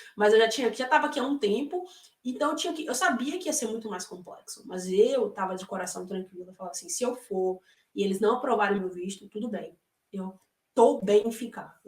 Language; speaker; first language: Portuguese; native; Portuguese